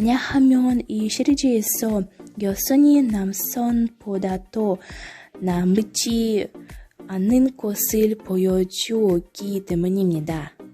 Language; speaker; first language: Korean; non-native, learner; Russian